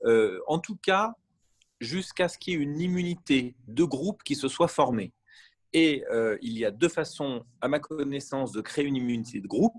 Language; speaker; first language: French; native; French